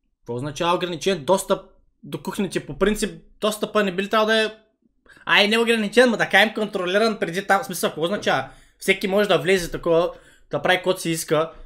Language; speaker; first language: Bulgarian; early bilingual, other home language; Vietnamese